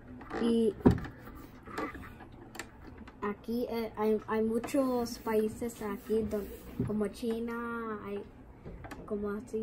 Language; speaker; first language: Spanish; early bilingual, heritage; Spanish